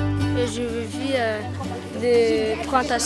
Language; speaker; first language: French; non-native, learner; Malagasy